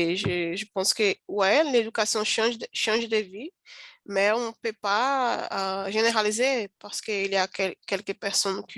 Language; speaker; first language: French; non-native, learner; Portuguese